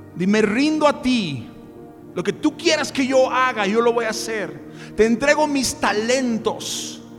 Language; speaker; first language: Spanish; early bilingual, other home language; English